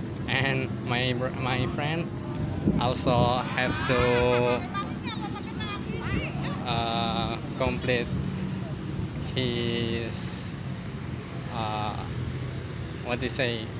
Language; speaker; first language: English; non-native, learner; Indonesian